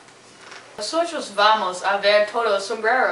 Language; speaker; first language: Spanish; non-native, learner; English